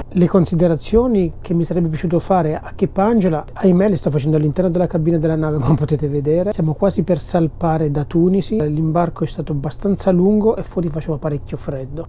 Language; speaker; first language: Italian; native; Italian